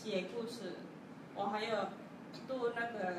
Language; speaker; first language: Chinese; non-native, learner; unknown